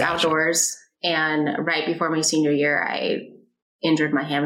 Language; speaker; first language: English; native; English